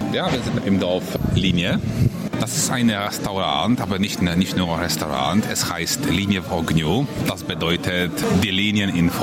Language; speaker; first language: German; non-native, learner; Polish